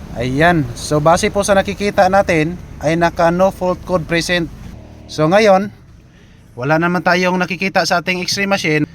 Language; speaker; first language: Filipino; non-native, local second language; Cebuano